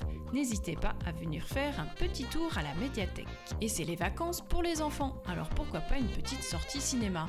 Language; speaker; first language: French; native; French